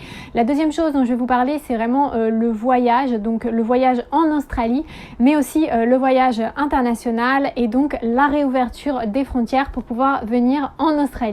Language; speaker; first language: French; native; French